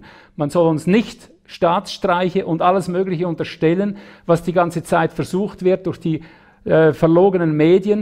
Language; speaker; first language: German; native; German